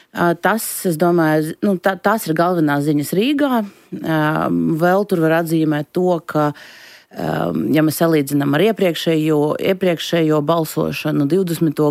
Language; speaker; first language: Latvian; non-native, local second language; Russian